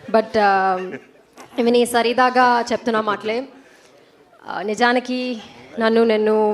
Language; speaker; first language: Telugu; non-native, learner; English